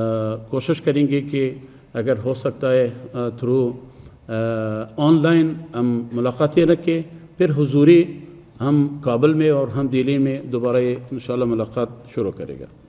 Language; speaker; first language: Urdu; non-native, fluent; Persian